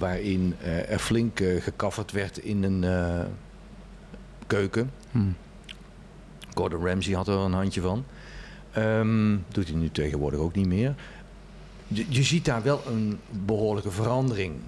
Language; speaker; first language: Dutch; native; Dutch